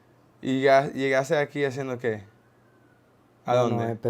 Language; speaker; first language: Spanish; non-native, learner; English